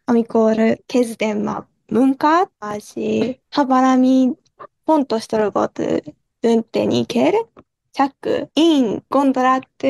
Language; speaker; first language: Hungarian; non-native, learner; Japanese